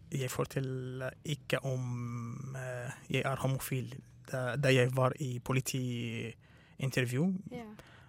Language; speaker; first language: Norwegian; non-native, fluent; Arabic